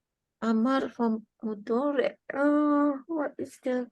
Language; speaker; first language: English; non-native, local second language; Malay